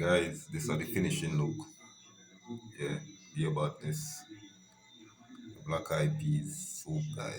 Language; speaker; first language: English; non-native, local second language; Jamaican Creole English